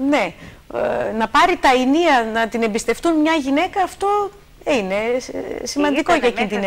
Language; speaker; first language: Greek; native; Greek